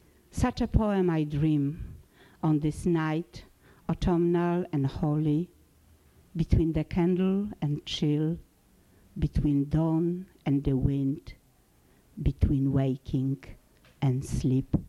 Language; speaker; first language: English; non-native, fluent; Polish